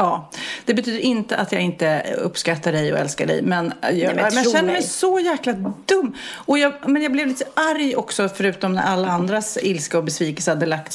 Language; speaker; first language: Swedish; native; Swedish